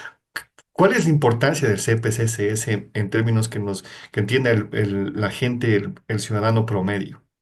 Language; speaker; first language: Spanish; native; Spanish